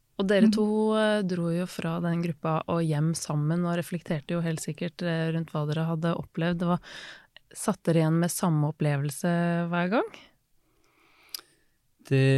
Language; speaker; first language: Norwegian; native; Norwegian